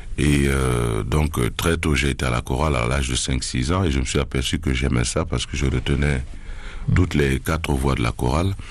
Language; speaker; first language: French; non-native, local second language; Duala